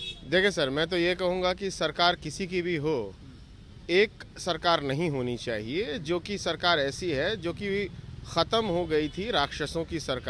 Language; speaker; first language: Hindi; native; Hindi